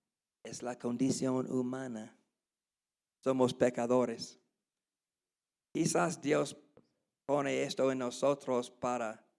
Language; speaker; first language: Spanish; non-native, learner; English